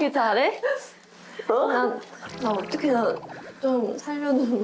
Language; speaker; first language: Korean; non-native, fluent; Chinese